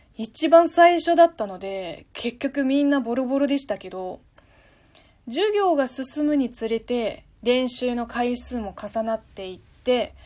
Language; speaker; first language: Japanese; non-native, fluent; Chinese